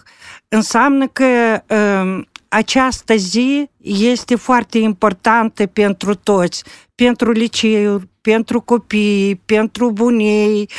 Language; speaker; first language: Romanian; non-native, local second language; Russian